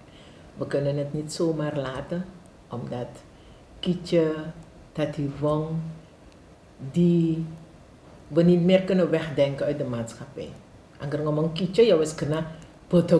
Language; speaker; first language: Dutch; non-native, local second language; Javanese